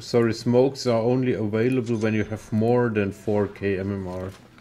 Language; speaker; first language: English; non-native, fluent; German